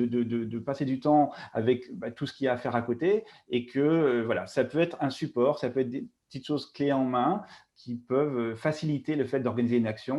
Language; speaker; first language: French; native; French